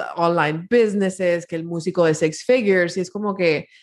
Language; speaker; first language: Spanish; early bilingual, heritage; Spanish